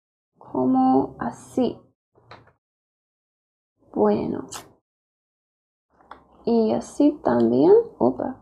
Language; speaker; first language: Spanish; non-native, fluent; English